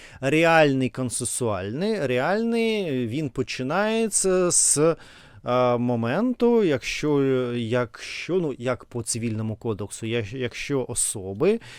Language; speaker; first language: Ukrainian; non-native, learner; Russian